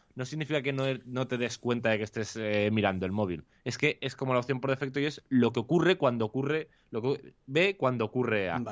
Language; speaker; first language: Spanish; native; Spanish